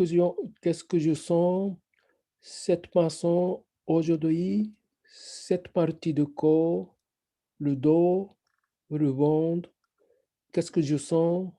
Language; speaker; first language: French; non-native, fluent; Japanese